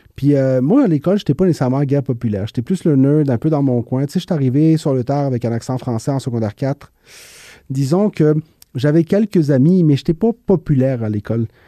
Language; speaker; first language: French; early bilingual, other home language; Spanish